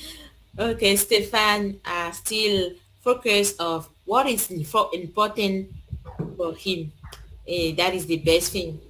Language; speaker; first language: English; non-native, learner; French